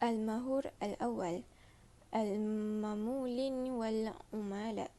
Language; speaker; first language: Arabic; non-native, learner; Malay